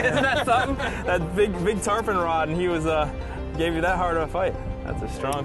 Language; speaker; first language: English; native; English